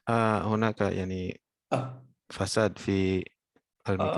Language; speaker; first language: Arabic; non-native, fluent; Indonesian